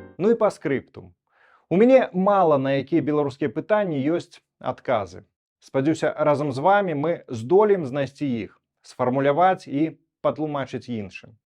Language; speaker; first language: Belarusian; native; Belarusian